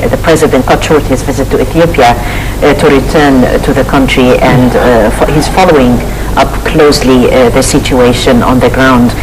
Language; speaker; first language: English; non-native, fluent; Arabic